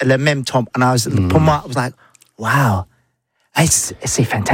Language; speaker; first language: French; non-native, learner; English